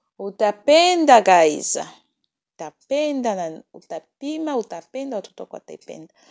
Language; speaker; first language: Swahili; native; Swahili